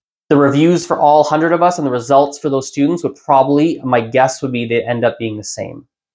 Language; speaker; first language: English; native; English